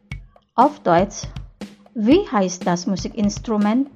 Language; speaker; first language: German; non-native, fluent; Indonesian